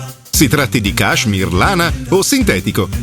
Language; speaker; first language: Italian; native; Italian